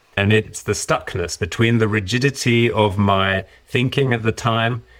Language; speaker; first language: English; early bilingual, other home language; German